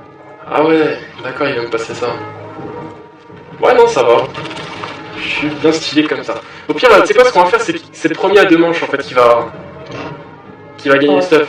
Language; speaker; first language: French; native; French